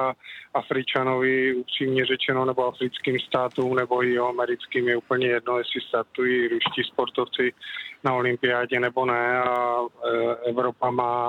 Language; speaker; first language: Czech; native; Czech